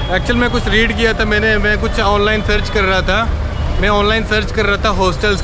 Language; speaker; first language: Hindi; native; Hindi